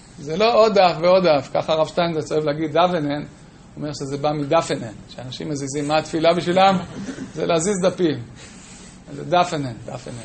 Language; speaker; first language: Hebrew; native; Hebrew